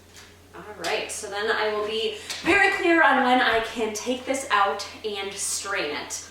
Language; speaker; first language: English; native; English